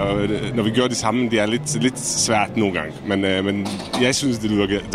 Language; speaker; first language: Danish; non-native, fluent; Czech